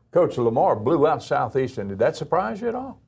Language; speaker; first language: English; native; English